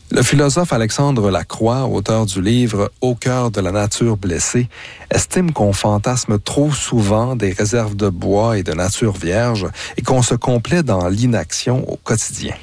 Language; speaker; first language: French; native; French